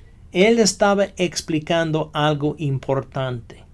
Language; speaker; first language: Spanish; non-native, fluent; English